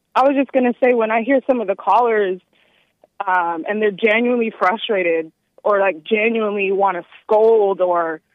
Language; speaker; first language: English; native; English